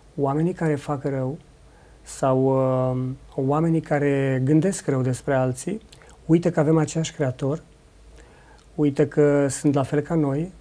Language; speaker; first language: Romanian; native; Romanian